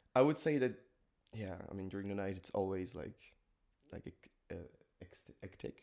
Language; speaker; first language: English; non-native, fluent; French